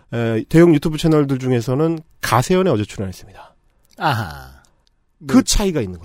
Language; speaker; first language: Korean; native; Korean